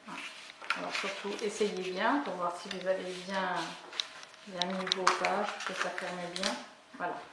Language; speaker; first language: French; native; French